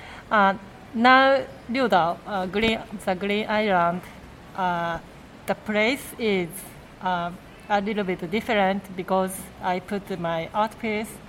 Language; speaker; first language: English; non-native, learner; Japanese